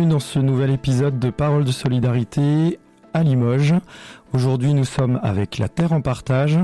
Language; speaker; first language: French; native; French